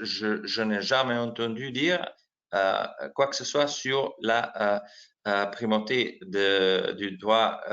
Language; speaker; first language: French; non-native, fluent; Slovenian